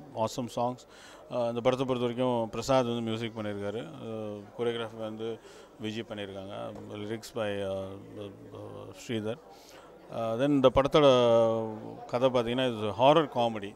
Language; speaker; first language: Tamil; native; Tamil